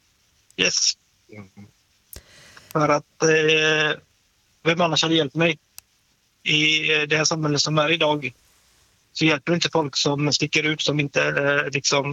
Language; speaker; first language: Swedish; native; Swedish